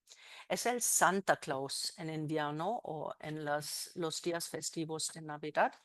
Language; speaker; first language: Spanish; non-native, fluent; German